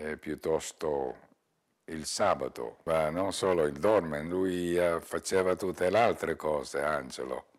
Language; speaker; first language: Italian; non-native, learner; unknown